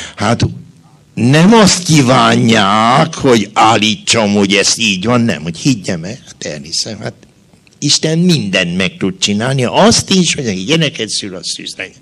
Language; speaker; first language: Hungarian; native; Hungarian